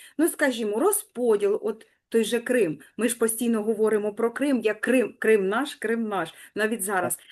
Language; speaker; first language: Ukrainian; native; Ukrainian